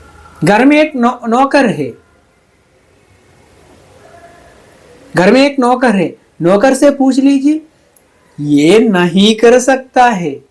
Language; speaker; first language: Hindi; non-native, fluent; Sinhala